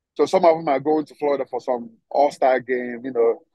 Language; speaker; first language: English; non-native, local second language; Igbo